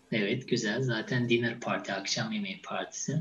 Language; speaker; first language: Turkish; native; Turkish